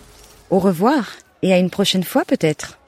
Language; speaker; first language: French; native; French